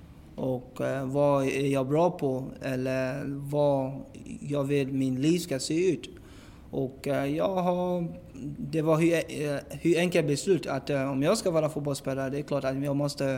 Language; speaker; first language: Swedish; non-native, fluent; English